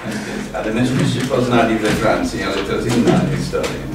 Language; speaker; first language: Polish; non-native, fluent; English